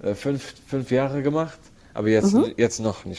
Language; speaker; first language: German; non-native, learner; Arabic